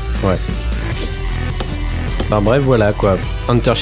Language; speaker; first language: French; native; French